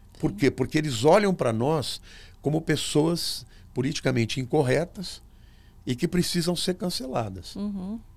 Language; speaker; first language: Portuguese; native; Portuguese